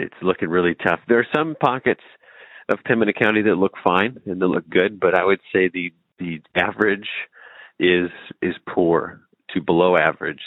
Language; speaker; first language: English; native; English